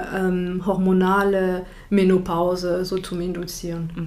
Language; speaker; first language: German; non-native, fluent; French